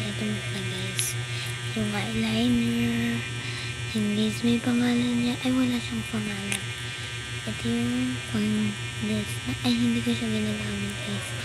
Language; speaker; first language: Filipino; non-native, local second language; Cebuano